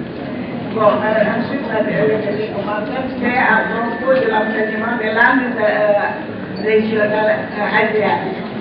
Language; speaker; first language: French; non-native, fluent; Indonesian